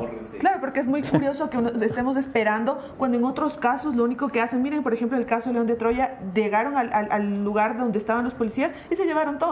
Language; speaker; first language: Spanish; native; Spanish